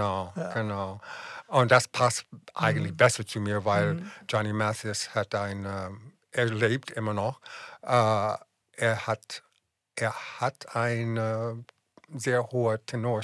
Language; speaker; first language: German; non-native, fluent; English